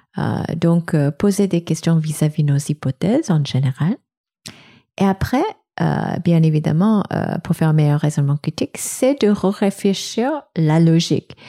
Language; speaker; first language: French; non-native, fluent; English